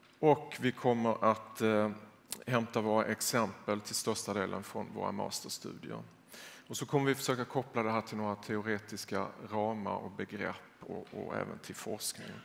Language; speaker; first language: Swedish; native; Swedish